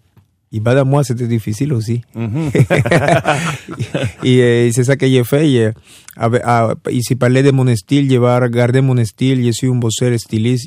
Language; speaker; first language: French; non-native, fluent; Spanish